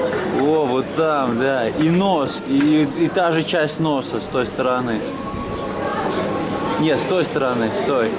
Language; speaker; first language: Russian; native; Russian